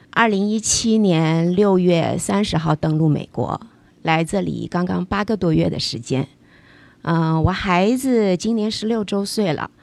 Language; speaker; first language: Chinese; native; Chinese